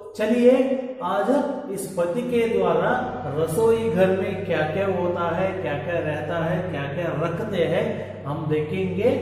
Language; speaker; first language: Hindi; non-native, local second language; Kannada